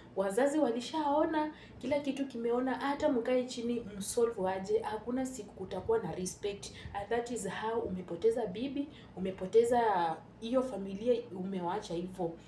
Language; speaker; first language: Swahili; non-native, local second language; Luyia